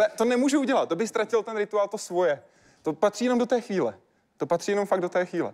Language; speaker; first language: Czech; native; Czech